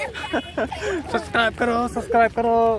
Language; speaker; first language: Hindi; non-native, local second language; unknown